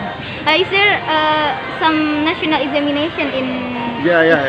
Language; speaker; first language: English; non-native, learner; Indonesian